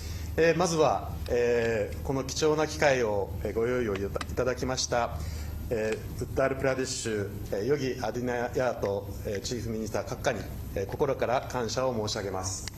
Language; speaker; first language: Japanese; native; Japanese